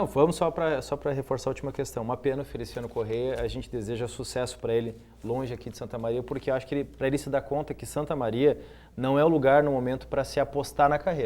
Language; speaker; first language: Portuguese; native; Portuguese